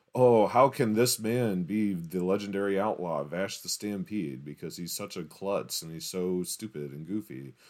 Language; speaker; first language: English; native; English